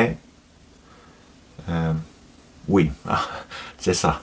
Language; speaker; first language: French; non-native, learner; Finnish